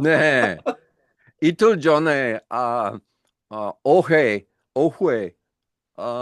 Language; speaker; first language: Korean; non-native, learner; English